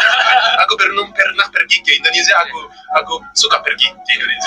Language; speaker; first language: Indonesian; non-native, learner; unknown